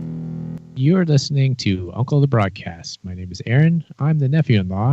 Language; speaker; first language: English; native; English